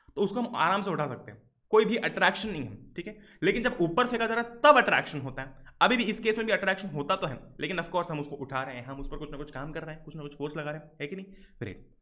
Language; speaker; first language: Hindi; native; Hindi